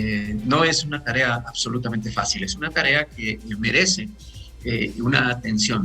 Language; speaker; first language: Spanish; native; Spanish